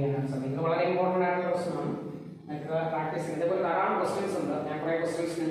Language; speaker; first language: Malayalam; native; Malayalam